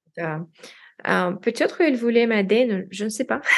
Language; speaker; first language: French; non-native, learner; Russian